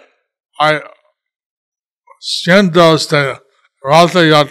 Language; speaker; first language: Spanish; non-native, learner; English